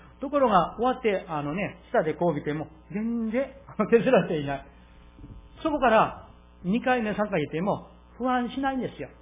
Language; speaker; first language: Japanese; non-native, fluent; Korean